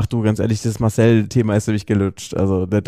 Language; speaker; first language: German; native; German